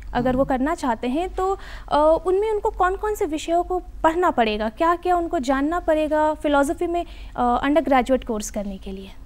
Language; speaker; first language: Hindi; native; Hindi